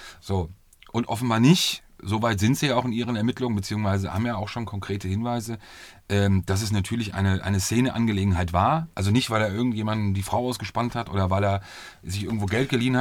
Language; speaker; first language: German; native; German